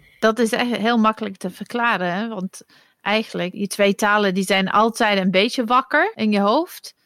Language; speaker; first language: Dutch; non-native, fluent; English